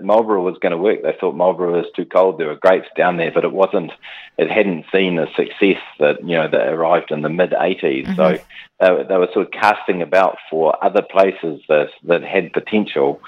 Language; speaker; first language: English; native; English